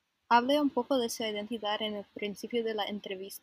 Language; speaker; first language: Spanish; non-native, fluent; English